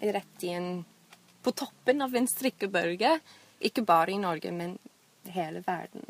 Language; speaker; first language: Norwegian; non-native, fluent; English